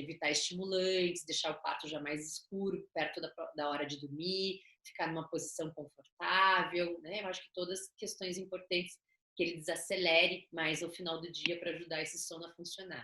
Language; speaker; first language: Portuguese; native; Portuguese